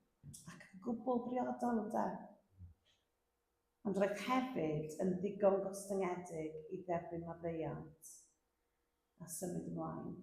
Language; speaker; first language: Welsh; native; Welsh